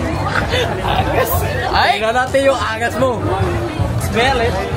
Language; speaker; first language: Filipino; non-native, local second language; Cebuano